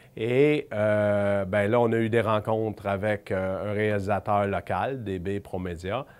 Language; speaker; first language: French; native; French